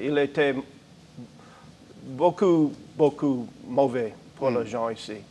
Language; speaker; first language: French; non-native, learner; English